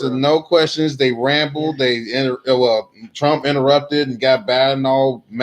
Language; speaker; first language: English; native; English